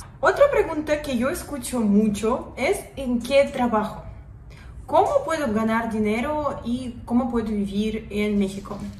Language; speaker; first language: Spanish; non-native, fluent; Russian